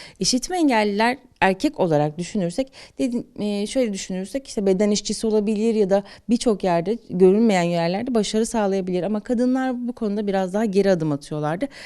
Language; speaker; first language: Turkish; native; Turkish